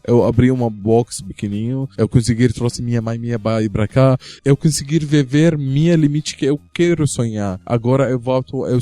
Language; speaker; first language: Portuguese; non-native, learner; Arabic